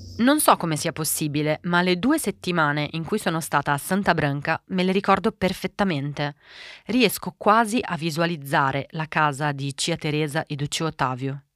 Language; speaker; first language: Italian; early bilingual, other home language; Portuguese